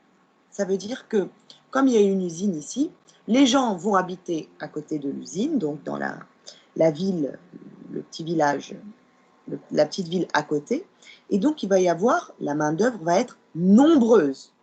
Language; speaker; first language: French; non-native, local second language; Arabic